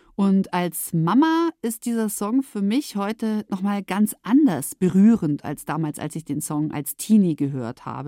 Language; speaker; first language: German; native; German